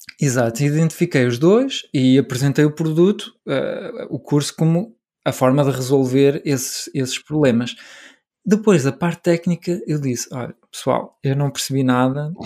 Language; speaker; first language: Portuguese; native; Portuguese